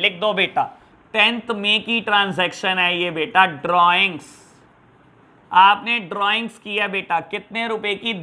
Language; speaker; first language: Hindi; native; Hindi